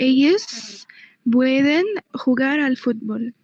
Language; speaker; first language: Spanish; non-native, learner; Arabic